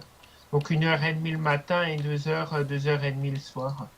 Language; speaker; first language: French; native; French